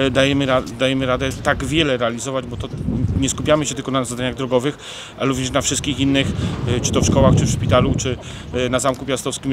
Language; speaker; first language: Polish; native; Polish